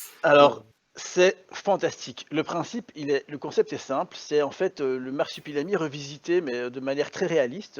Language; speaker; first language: French; native; French